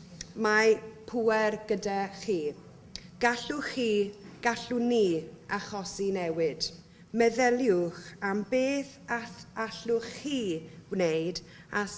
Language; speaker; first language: Welsh; non-native, local second language; English